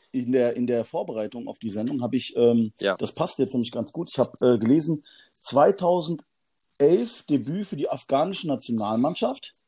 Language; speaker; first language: German; early bilingual, other home language; Turkish